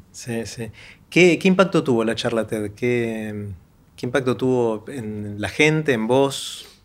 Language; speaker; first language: Spanish; native; Spanish